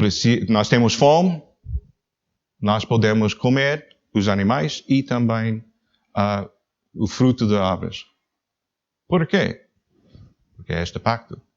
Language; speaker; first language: Portuguese; non-native, learner; English